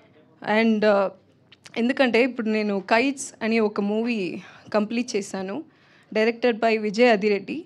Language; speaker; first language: Telugu; non-native, learner; Tamil